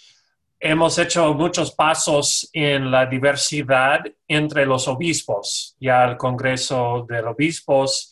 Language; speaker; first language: Spanish; non-native, fluent; English